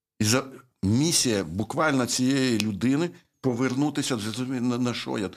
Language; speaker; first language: Ukrainian; native; Ukrainian